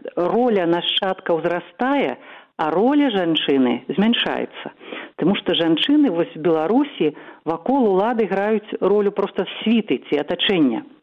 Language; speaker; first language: Belarusian; native; Belarusian